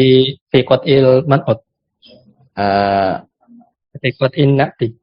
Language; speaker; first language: Arabic; non-native, fluent; Indonesian